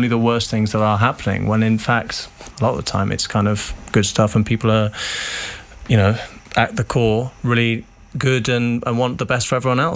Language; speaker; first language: English; native; English